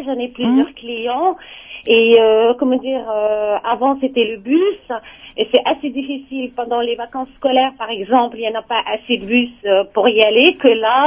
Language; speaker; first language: French; non-native, learner; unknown